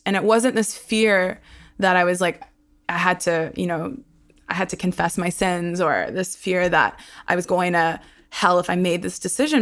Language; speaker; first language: English; non-native, local second language; Hebrew